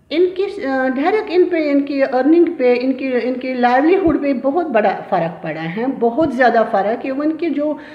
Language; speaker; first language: Hindi; native; Hindi